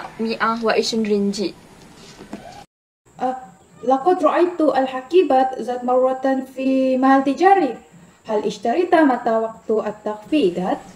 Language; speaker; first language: Arabic; non-native, learner; Malay